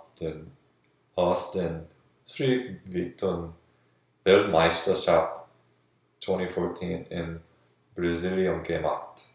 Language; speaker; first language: German; non-native, learner; English